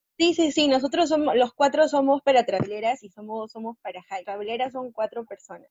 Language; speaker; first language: Spanish; non-native, local second language; Quechua